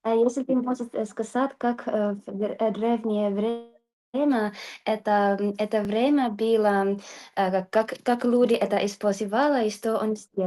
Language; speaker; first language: Russian; non-native, learner; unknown